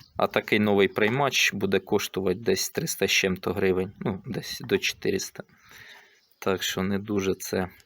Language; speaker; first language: Ukrainian; native; Ukrainian